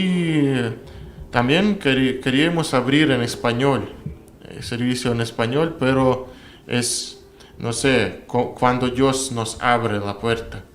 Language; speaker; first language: Spanish; non-native, learner; Russian